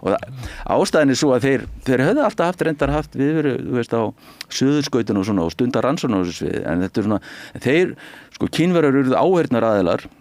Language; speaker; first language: Icelandic; native; Icelandic